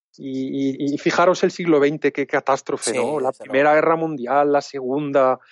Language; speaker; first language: Spanish; native; Spanish